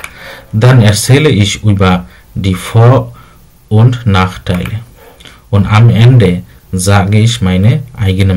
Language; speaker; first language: German; non-native, learner; Bangla